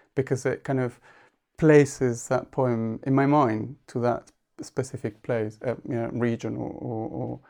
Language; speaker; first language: English; non-native, fluent; Spanish